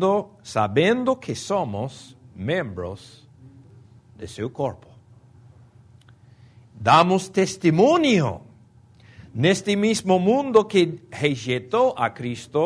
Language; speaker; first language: Portuguese; non-native, fluent; Spanish